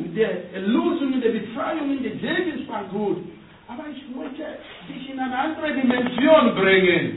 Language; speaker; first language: German; non-native, learner; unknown